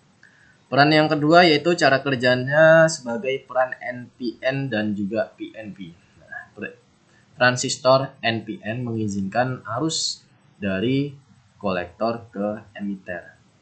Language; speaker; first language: Indonesian; native; Indonesian